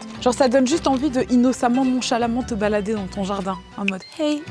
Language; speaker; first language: French; native; French